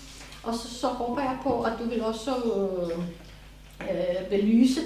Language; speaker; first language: Danish; non-native, fluent; Serbian